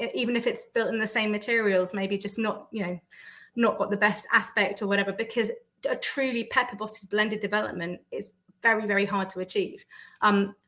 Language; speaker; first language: English; native; English